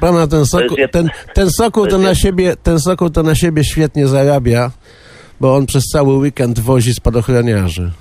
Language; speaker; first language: Polish; native; Polish